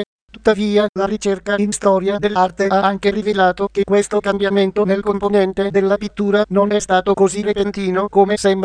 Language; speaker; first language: Italian; native; Italian